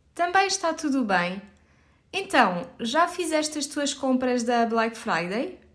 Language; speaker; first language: Portuguese; native; Portuguese